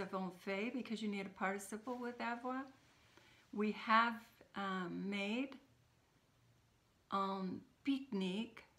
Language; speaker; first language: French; non-native, fluent; English